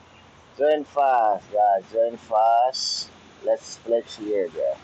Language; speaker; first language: English; non-native, learner; Nepali